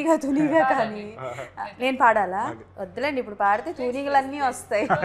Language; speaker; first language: Telugu; native; Telugu